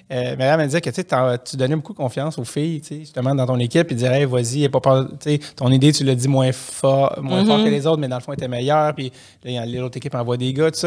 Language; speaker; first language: French; native; French